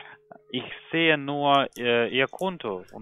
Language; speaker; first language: German; non-native, learner; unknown